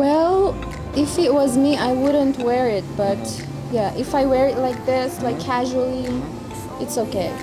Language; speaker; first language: English; non-native, fluent; Persian